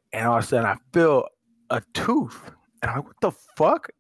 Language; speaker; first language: English; native; English